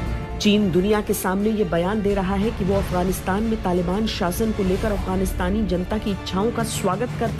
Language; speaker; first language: Hindi; native; Hindi